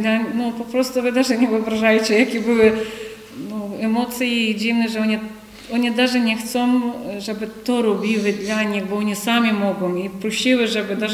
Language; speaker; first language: Polish; non-native, fluent; Ukrainian